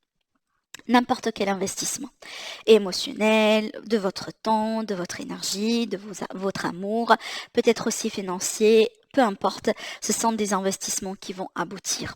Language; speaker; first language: French; native; French